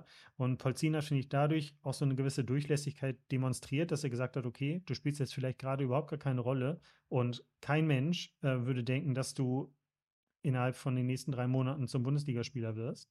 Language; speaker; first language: German; native; German